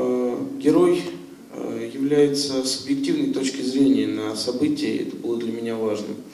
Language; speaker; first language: Russian; native; Russian